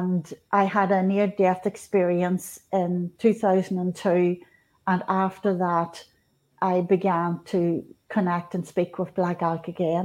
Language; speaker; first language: English; native; English